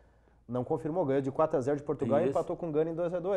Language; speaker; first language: Portuguese; native; Portuguese